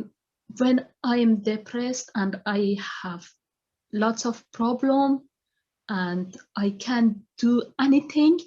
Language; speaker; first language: English; non-native, learner; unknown